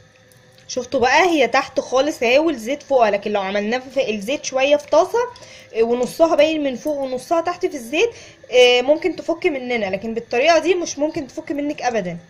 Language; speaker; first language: Arabic; native; Arabic